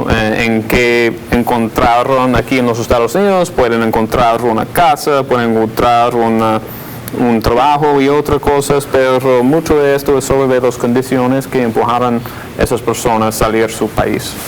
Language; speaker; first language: Spanish; non-native, fluent; English